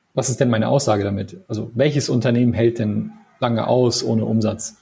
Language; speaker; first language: German; non-native, fluent; English